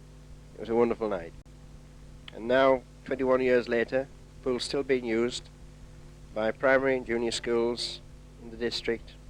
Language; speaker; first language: English; native; English